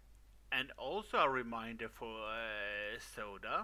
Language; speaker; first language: English; non-native, fluent; Swedish